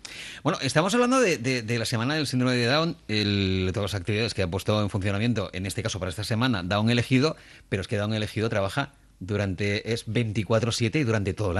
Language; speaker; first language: Spanish; native; Spanish